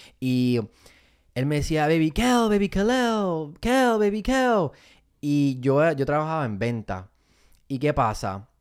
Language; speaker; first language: Spanish; native; Spanish